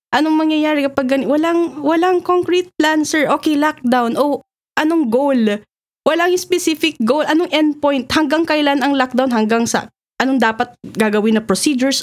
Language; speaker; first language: Filipino; native; Filipino